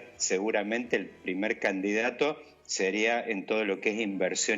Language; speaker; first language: Spanish; native; Spanish